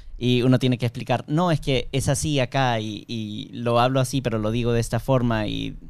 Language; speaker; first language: Spanish; early bilingual, heritage; Spanish